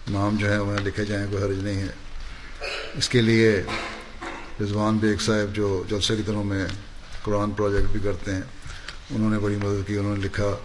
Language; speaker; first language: Urdu; native; Urdu